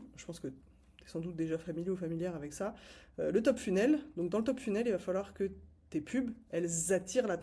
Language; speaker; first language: French; native; French